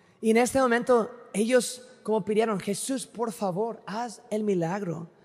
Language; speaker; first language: Spanish; non-native, fluent; English